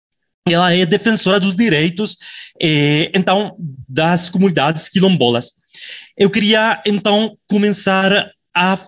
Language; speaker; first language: Portuguese; non-native, fluent; Spanish